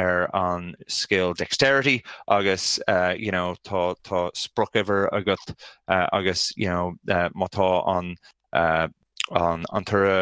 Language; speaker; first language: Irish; non-native, learner; English